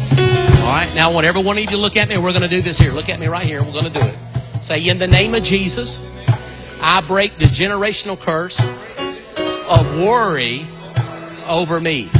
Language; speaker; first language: English; native; English